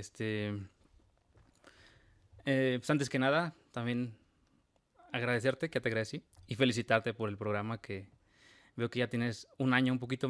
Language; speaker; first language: Spanish; native; Spanish